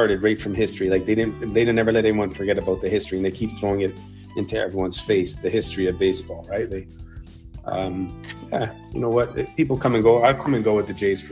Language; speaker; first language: English; native; English